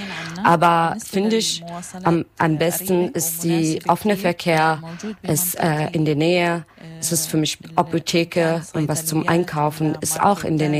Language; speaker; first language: German; non-native, learner; Arabic